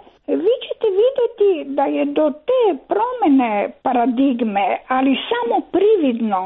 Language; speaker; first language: Croatian; native; Croatian